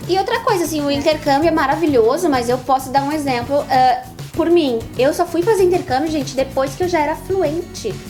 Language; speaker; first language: Portuguese; native; Portuguese